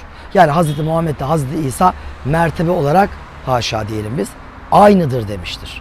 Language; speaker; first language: Turkish; native; Turkish